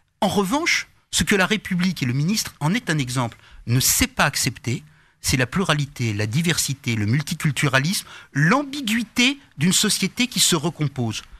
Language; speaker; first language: French; native; French